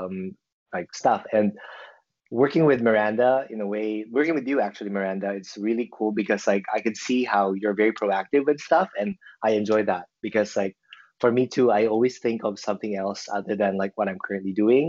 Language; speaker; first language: English; non-native, local second language; Filipino